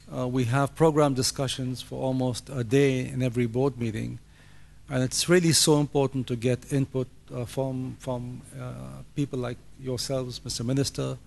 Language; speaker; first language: English; non-native, fluent; Arabic